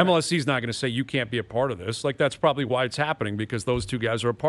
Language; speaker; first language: English; native; English